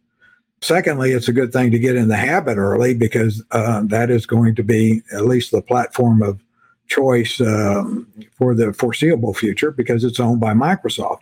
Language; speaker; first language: English; native; English